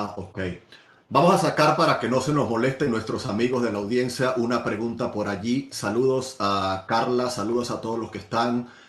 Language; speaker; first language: Spanish; native; Spanish